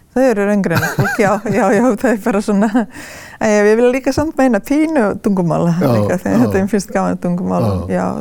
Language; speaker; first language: Icelandic; non-native, fluent; Serbian